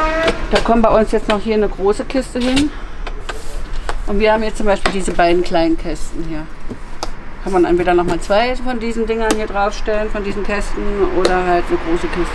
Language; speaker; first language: German; native; German